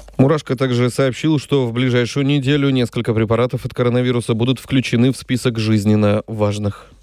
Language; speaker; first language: Russian; native; Russian